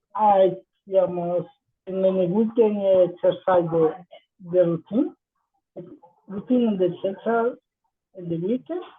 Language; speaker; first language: English; non-native, learner; Spanish